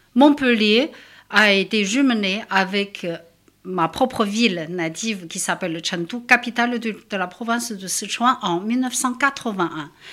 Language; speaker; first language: French; non-native, fluent; Chinese